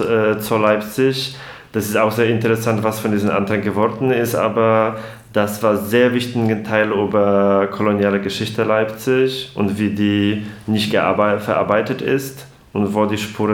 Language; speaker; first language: German; non-native, fluent; Polish